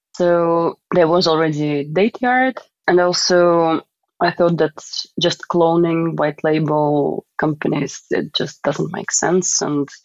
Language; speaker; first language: English; non-native, fluent; Russian